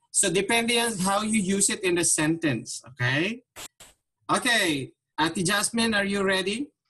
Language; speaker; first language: English; non-native, local second language; Filipino